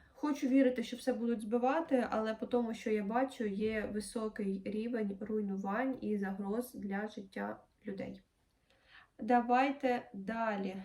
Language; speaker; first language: Ukrainian; non-native, local second language; Russian